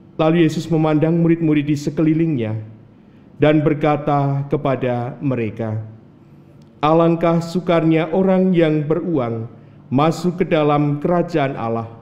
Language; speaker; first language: Indonesian; native; Indonesian